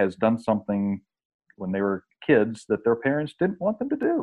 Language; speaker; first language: English; native; English